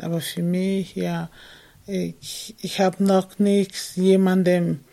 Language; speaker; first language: German; non-native, fluent; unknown